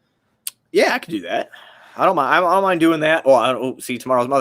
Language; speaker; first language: English; native; English